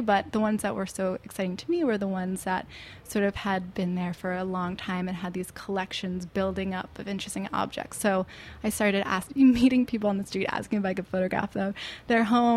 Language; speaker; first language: English; native; English